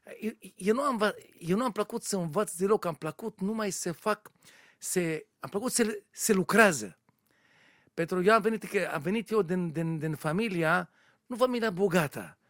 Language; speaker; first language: Romanian; non-native, learner; Hebrew